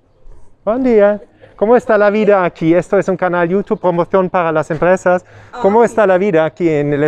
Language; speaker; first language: Spanish; non-native, learner; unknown